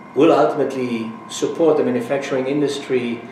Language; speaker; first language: English; non-native, fluent; German